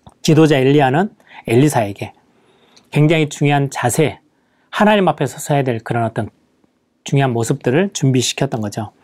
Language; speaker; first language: Korean; native; Korean